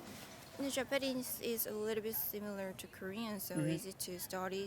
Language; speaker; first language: English; non-native, learner; Korean